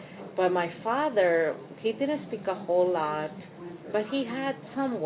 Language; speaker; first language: English; early bilingual, other home language; Spanish